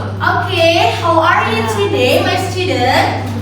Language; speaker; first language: English; non-native, learner; Indonesian